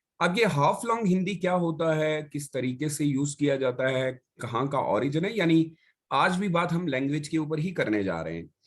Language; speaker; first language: Hindi; native; Hindi